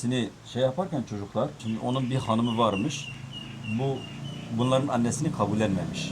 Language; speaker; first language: Turkish; native; Turkish